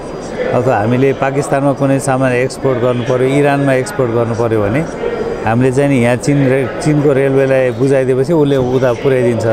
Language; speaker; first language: Nepali; native; Nepali